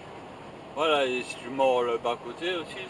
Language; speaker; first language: French; native; French